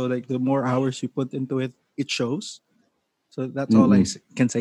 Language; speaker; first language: English; non-native, local second language; Cebuano